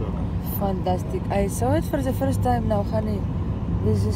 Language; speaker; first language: English; non-native, learner; Russian